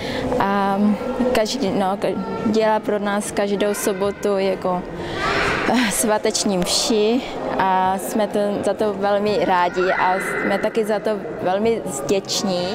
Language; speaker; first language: Czech; non-native, learner; Vietnamese